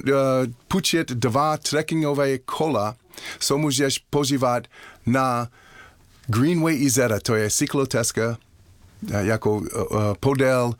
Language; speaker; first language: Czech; non-native, learner; English